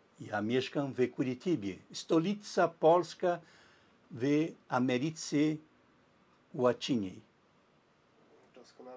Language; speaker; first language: Polish; non-native, learner; Portuguese